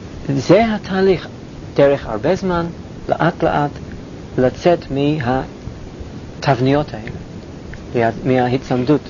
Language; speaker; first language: Hebrew; non-native, fluent; English